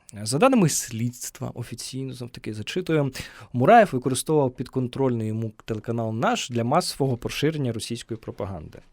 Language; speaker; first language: Ukrainian; native; Ukrainian